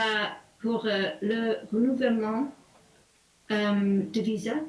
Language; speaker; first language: French; non-native, learner; English